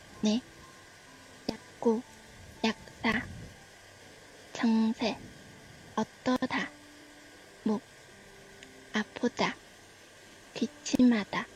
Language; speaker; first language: Korean; non-native, learner; Chinese